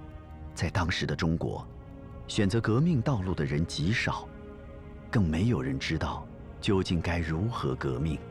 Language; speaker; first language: Chinese; native; Chinese